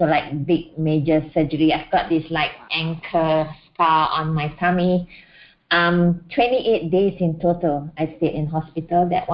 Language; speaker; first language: English; non-native, local second language; Malay